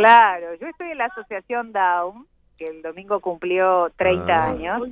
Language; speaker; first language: Spanish; native; Spanish